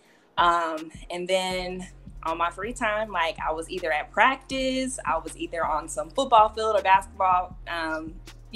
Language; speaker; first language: English; native; English